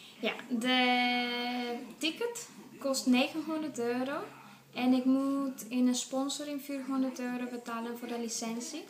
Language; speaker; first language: Dutch; non-native, fluent; Spanish